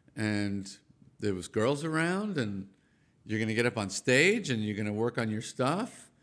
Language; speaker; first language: English; native; English